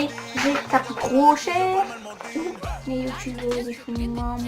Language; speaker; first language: French; native; French